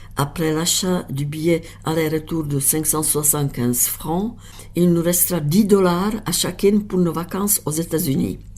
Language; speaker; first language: French; non-native, fluent; Czech